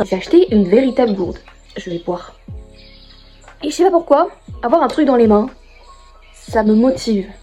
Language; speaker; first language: French; native; French